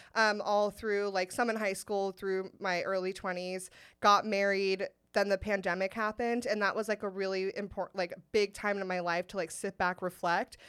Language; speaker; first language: English; native; English